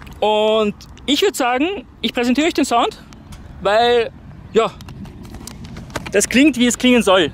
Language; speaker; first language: German; native; German